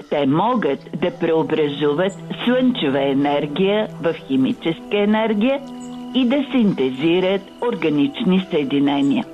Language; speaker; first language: Bulgarian; native; Bulgarian